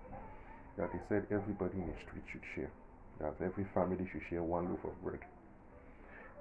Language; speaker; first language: English; non-native, local second language; Yoruba